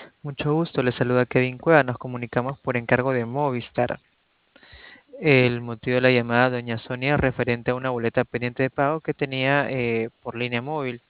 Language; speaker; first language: Spanish; native; Spanish